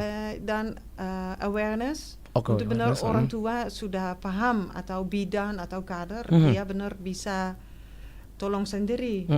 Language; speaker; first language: Indonesian; non-native, fluent; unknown